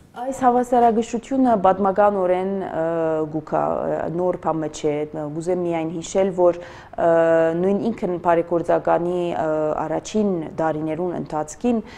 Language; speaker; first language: Armenian; early bilingual, heritage; Armenian